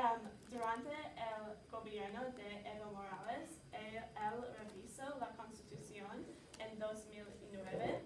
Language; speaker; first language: Spanish; non-native, learner; English